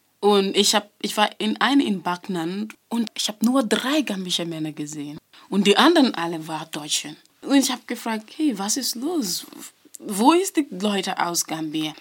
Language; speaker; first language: German; non-native, learner; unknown